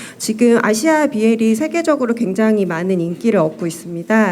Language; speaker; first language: Korean; native; Korean